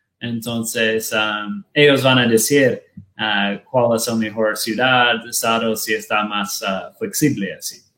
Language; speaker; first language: Spanish; non-native, learner; Portuguese